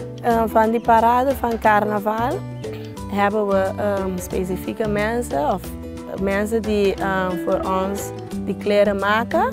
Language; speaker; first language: Dutch; non-native, local second language; Papiamento